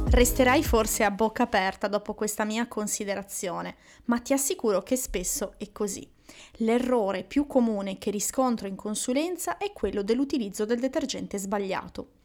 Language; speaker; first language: Italian; native; Italian